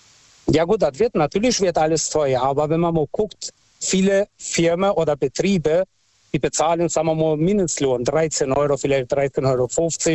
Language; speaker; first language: German; non-native, fluent; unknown